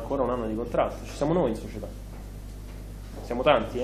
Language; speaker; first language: Italian; native; Italian